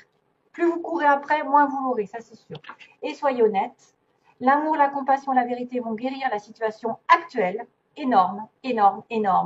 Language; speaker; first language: French; native; French